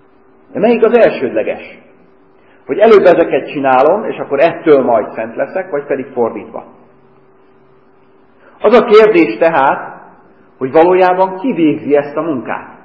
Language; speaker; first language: Hungarian; native; Hungarian